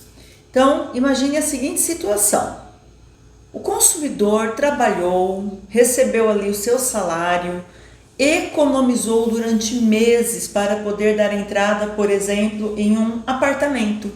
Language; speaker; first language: Portuguese; native; Portuguese